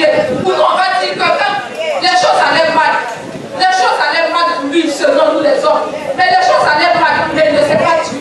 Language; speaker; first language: French; non-native, local second language; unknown